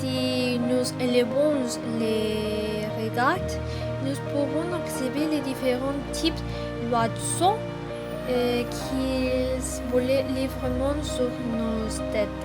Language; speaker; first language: French; non-native, learner; Spanish